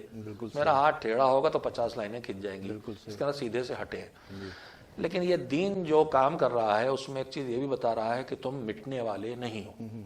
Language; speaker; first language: Urdu; native; Urdu